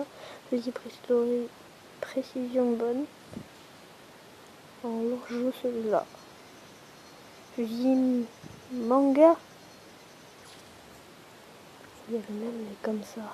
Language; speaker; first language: French; native; French